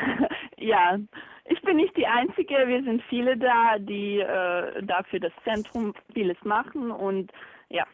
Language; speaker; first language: German; non-native, fluent; Bosnian